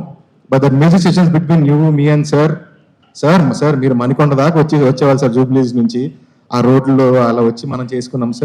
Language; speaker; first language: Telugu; native; Telugu